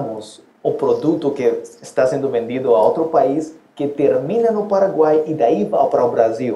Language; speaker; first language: Portuguese; non-native, fluent; Spanish